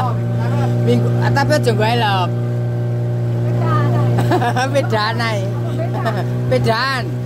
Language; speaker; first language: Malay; non-native, local second language; Javanese